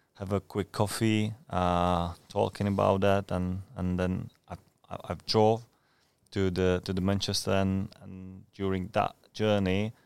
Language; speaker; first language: English; non-native, fluent; Czech